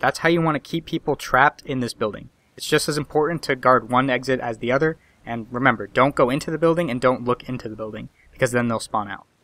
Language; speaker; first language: English; native; English